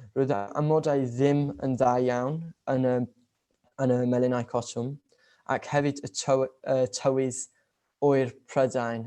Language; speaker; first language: Welsh; non-native, local second language; English